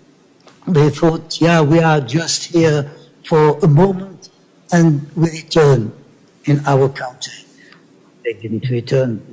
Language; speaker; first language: English; non-native, learner; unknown